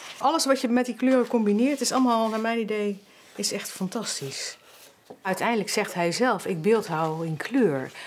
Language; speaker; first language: Dutch; native; Dutch